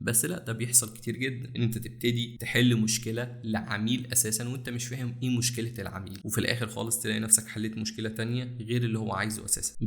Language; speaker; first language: Arabic; native; Arabic